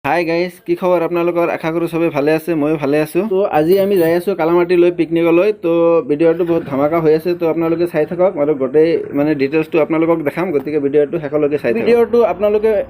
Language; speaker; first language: Assamese; non-native, local second language; Bangla